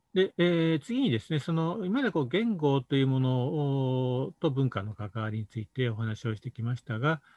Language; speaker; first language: Japanese; native; Japanese